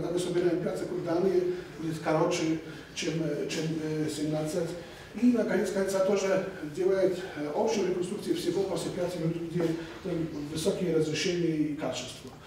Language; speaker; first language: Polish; non-native, learner; Russian